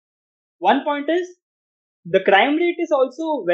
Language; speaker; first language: English; non-native, local second language; Hindi